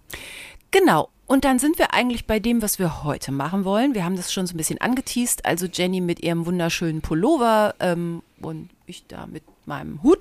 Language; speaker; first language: German; native; German